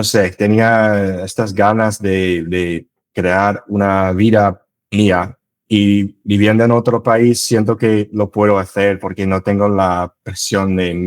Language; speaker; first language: Spanish; non-native, fluent; English